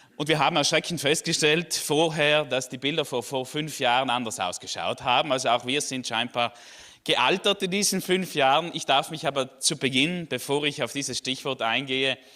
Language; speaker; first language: German; native; German